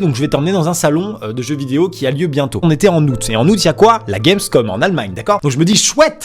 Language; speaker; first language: French; native; French